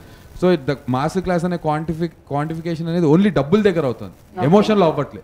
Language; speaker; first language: Telugu; native; Telugu